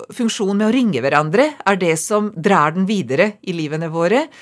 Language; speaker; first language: Norwegian; non-native, fluent; Serbian